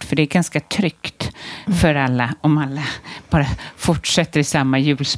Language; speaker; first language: Swedish; native; Swedish